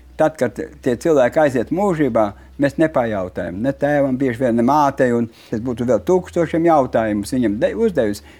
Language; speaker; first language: Latvian; native; Latvian